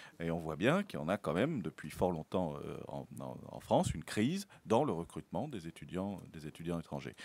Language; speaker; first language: French; native; French